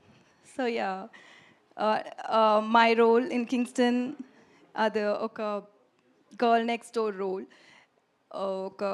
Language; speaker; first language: Telugu; non-native, learner; Tamil